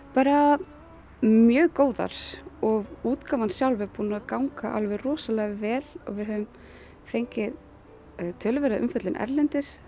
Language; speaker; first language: Icelandic; native; Icelandic